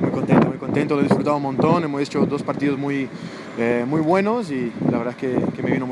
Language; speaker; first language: Spanish; native; Spanish